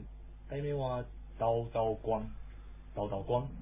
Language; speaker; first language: Japanese; non-native, learner; Chinese